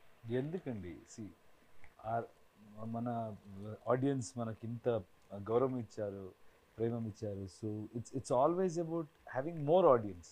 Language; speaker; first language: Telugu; non-native, fluent; Kannada